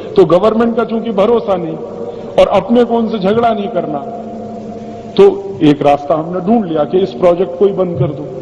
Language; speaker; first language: Hindi; native; Hindi